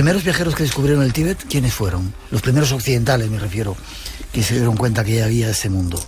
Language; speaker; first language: Spanish; native; Spanish